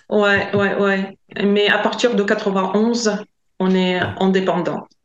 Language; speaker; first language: French; non-native, fluent; Latvian